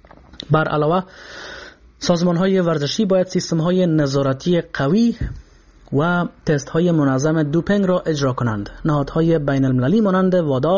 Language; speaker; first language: Persian; native; Persian